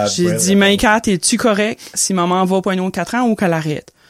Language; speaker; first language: French; native; French